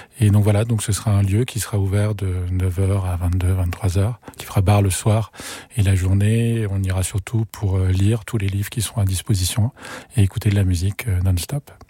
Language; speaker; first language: French; native; French